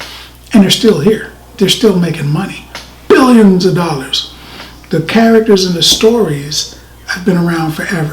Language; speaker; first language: English; native; English